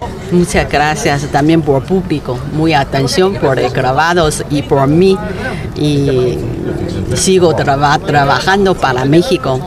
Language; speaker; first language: Spanish; non-native, learner; Chinese